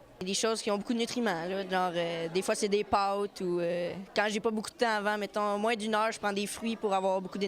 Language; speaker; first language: French; native; French